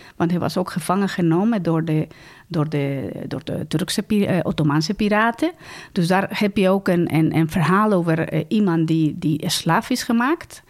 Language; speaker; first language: Dutch; non-native, fluent; Spanish